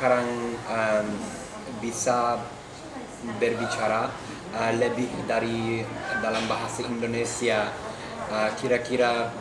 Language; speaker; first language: Indonesian; non-native, learner; English